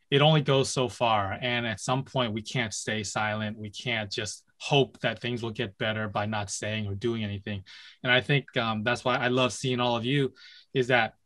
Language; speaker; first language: English; native; English